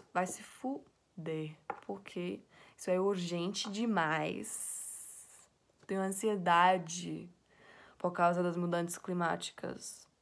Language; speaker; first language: Portuguese; non-native, fluent; English